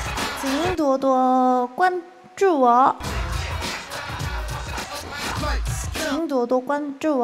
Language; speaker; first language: Chinese; non-native, learner; Korean